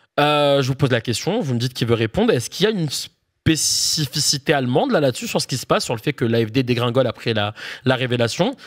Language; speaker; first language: French; native; French